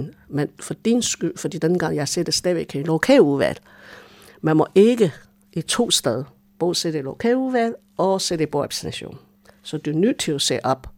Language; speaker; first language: Danish; non-native, fluent; Chinese